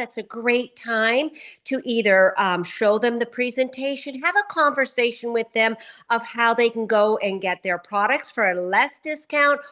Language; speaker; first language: English; native; English